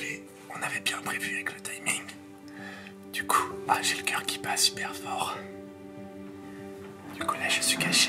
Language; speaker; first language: French; native; French